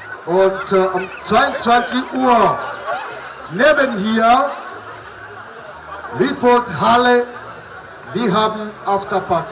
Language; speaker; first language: German; non-native, learner; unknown